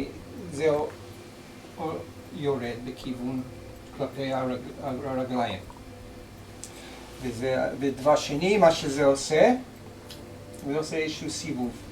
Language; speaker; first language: Hebrew; non-native, fluent; English